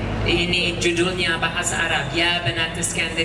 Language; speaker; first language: Indonesian; non-native, fluent; English